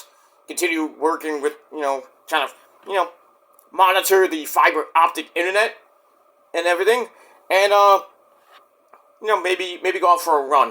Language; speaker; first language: English; native; English